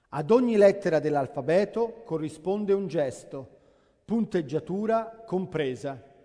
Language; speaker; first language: Italian; native; Italian